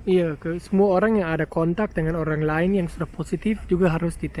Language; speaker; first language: Indonesian; non-native, fluent; German